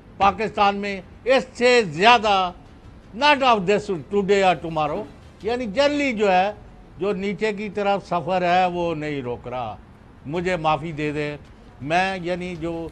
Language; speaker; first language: Urdu; non-native, local second language; Punjabi